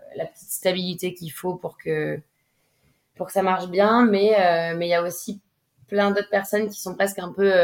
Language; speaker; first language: French; native; French